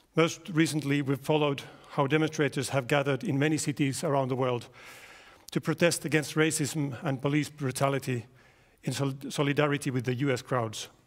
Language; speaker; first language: English; non-native, fluent; Finnish